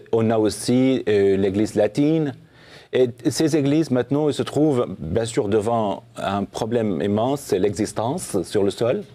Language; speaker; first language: French; non-native, fluent; Assyrian Neo-Aramaic